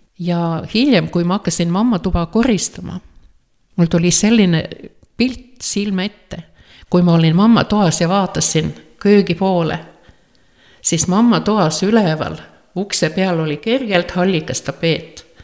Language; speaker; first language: Estonian; non-native, fluent; Latvian